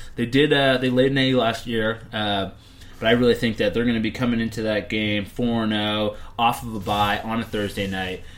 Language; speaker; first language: English; native; English